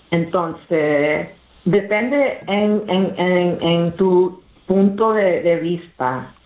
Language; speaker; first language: Spanish; early bilingual, heritage; English